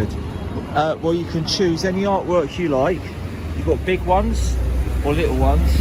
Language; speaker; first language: English; native; English